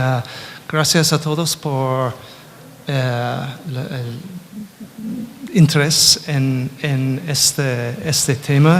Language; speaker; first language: Spanish; non-native, fluent; English